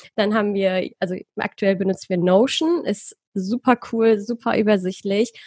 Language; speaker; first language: German; early bilingual, other home language; Persian